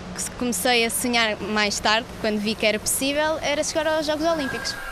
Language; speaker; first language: Portuguese; early bilingual, other home language; Russian